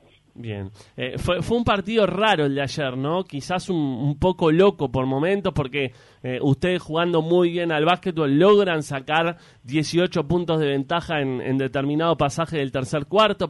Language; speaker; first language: Spanish; native; Spanish